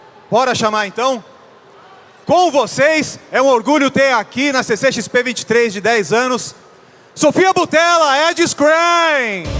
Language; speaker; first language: Portuguese; native; Portuguese